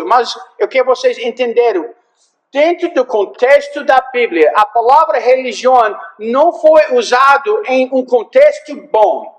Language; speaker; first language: Portuguese; non-native, fluent; English